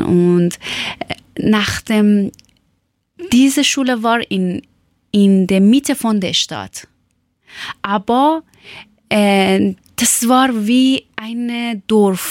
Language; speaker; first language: German; non-native, learner; Persian